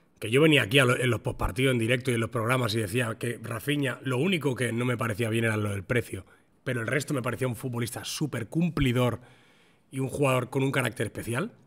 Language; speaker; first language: Spanish; native; Spanish